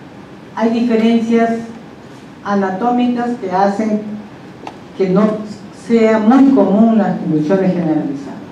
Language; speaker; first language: Spanish; native; Spanish